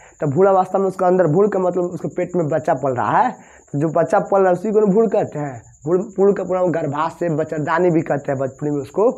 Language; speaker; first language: Hindi; native; Hindi